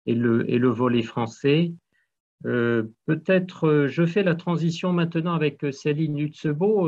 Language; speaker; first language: French; native; French